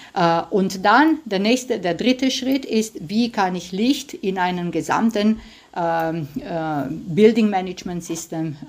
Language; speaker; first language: German; non-native, fluent; Romanian